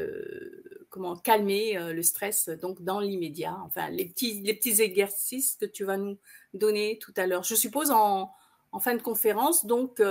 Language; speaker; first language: French; native; French